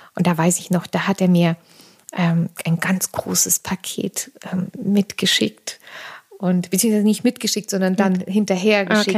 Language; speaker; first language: German; non-native, fluent; Armenian